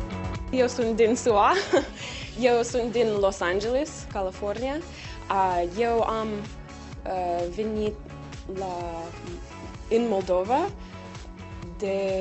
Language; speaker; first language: Romanian; non-native, learner; English